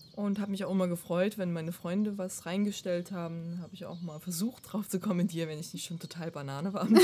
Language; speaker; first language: German; non-native, fluent; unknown